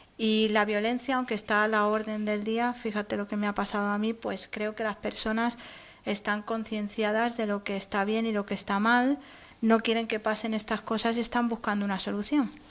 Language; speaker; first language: Spanish; native; Spanish